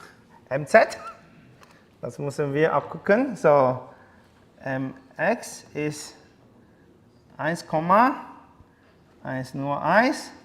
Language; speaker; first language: German; non-native, learner; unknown